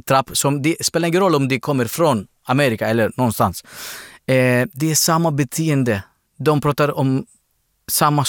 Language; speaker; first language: Swedish; non-native, fluent; Greek